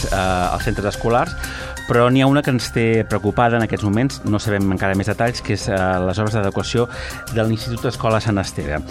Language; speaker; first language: Catalan; native; Catalan